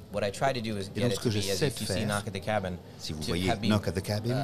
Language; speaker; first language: French; non-native, fluent; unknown